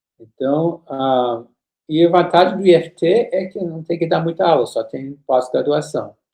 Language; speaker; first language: Portuguese; non-native, fluent; English